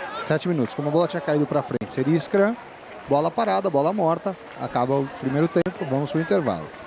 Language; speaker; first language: Portuguese; native; Portuguese